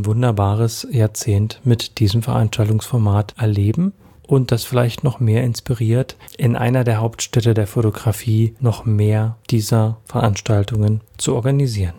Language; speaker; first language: German; native; German